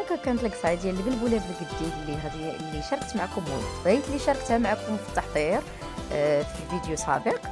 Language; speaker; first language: Arabic; native; Arabic